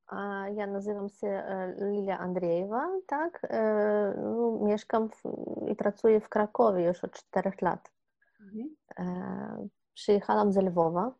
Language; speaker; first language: Polish; non-native, fluent; Ukrainian